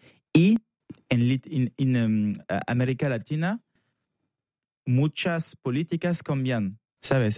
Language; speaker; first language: Spanish; non-native, learner; French